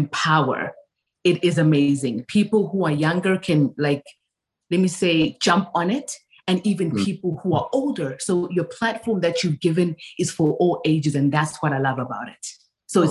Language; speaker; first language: English; non-native, local second language; Zulu